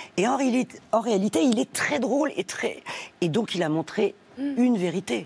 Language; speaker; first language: French; early bilingual, other home language; Spanish